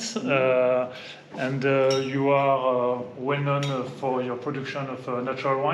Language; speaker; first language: English; non-native, fluent; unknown